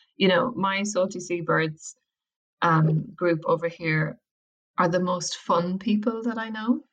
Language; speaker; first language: English; native; English